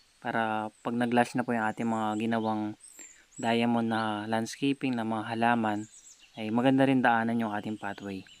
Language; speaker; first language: Filipino; native; Filipino